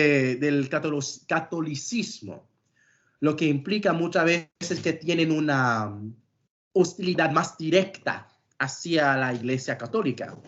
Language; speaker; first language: Spanish; non-native, fluent; English